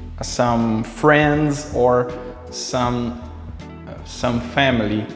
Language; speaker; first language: English; non-native, local second language; Portuguese